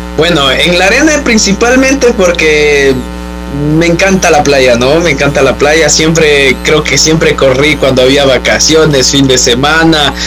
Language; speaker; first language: Spanish; native; Spanish